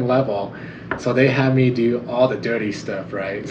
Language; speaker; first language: English; non-native, fluent; Chinese